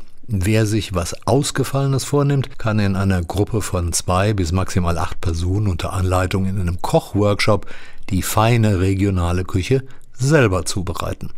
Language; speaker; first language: German; native; German